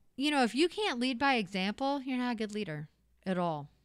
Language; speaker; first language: English; native; English